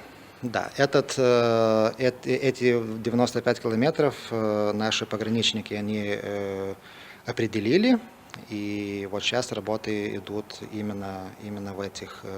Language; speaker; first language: Russian; non-native, fluent; Lithuanian